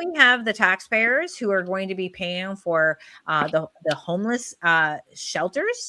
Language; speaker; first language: English; native; English